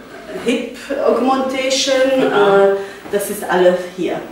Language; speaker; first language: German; non-native, learner; Dutch